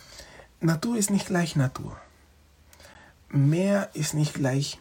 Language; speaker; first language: German; non-native, fluent; Spanish